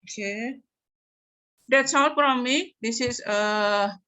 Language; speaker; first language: English; non-native, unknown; Indonesian